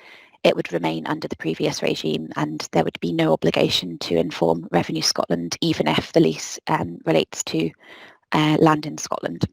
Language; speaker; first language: English; native; English